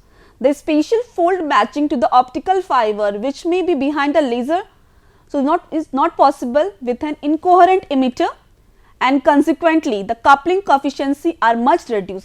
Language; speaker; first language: English; non-native, local second language; Hindi